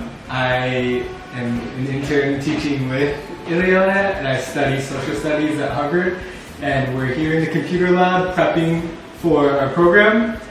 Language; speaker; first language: English; native; English